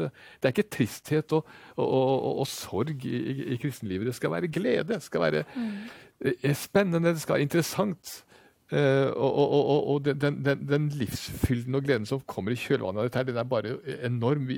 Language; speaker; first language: Norwegian; native; Norwegian